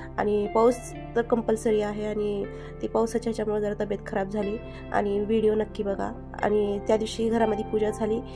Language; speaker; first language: Marathi; early bilingual, heritage; Marathi